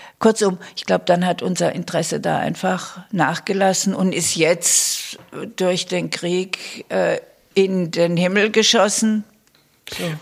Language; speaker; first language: German; native; German